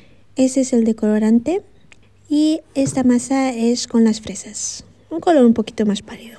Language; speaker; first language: Spanish; native; Spanish